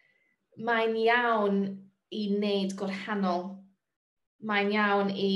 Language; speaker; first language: Welsh; non-native, learner; English